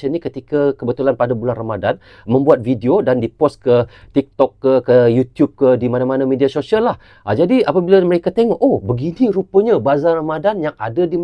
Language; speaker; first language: Malay; native; Malay